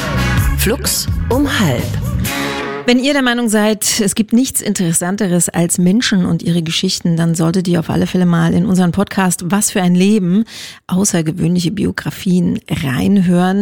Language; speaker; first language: German; native; German